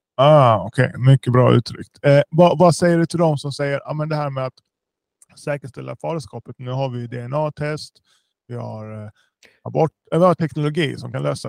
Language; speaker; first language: Swedish; early bilingual, other home language; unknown